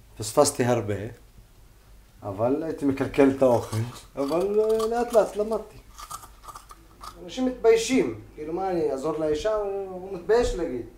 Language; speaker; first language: Hebrew; non-native, local second language; Arabic